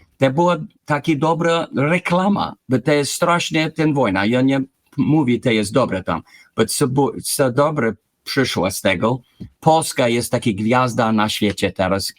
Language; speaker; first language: Polish; early bilingual, heritage; English